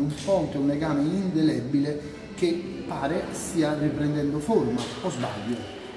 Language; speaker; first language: Italian; native; Italian